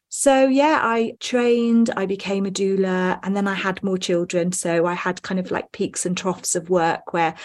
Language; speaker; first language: English; native; English